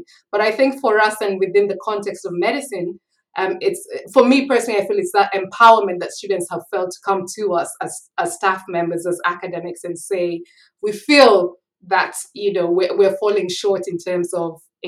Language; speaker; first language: English; native; English